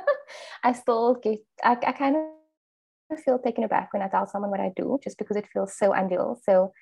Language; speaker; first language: English; native; English